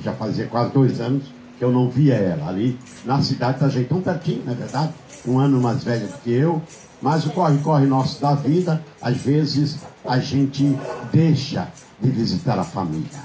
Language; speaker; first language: Portuguese; native; Portuguese